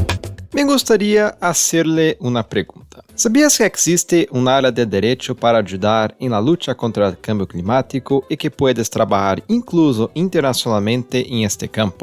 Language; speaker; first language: Spanish; non-native, fluent; Portuguese